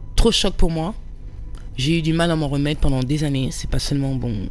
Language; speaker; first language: French; native; French